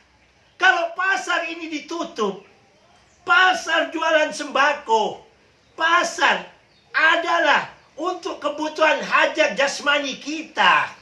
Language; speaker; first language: Indonesian; native; Indonesian